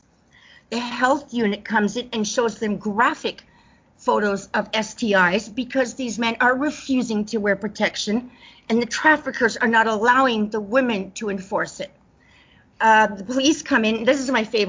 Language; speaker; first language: English; native; English